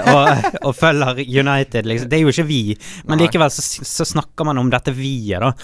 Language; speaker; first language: Norwegian; native; Norwegian